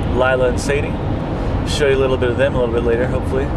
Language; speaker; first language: English; native; English